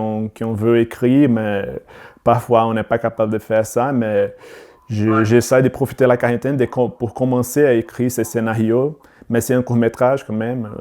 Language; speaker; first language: French; non-native, learner; Portuguese